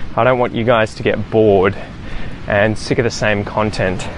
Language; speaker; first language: English; native; English